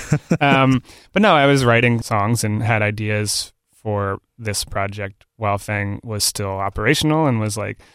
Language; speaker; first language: English; native; English